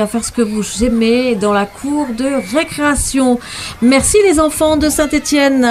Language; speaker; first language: French; native; French